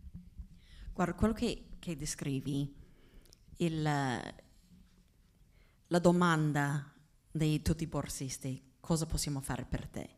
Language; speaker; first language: Italian; non-native, fluent; English